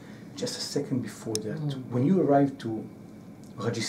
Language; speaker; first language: English; non-native, fluent; Hebrew